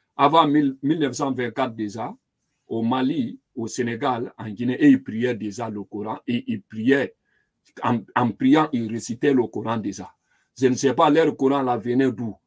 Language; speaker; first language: French; non-native, local second language; Lingala